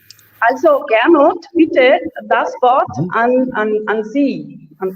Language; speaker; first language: German; non-native, fluent; Italian